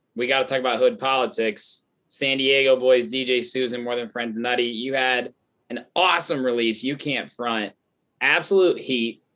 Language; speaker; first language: English; native; English